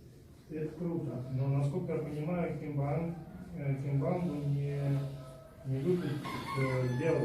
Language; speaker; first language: Russian; native; Russian